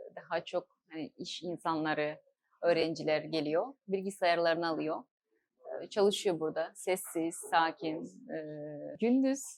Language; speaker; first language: Turkish; non-native, fluent; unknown